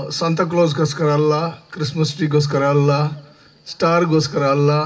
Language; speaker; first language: Kannada; native; Kannada